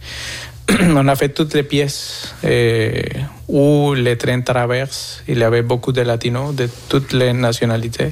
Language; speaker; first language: French; non-native, fluent; Spanish